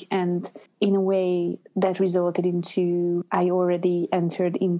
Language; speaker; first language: English; non-native, fluent; Hungarian